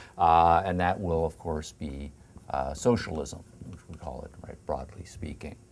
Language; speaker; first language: English; native; English